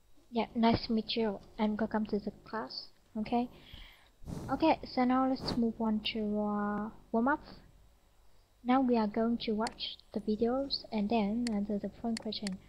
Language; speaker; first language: English; non-native, fluent; Vietnamese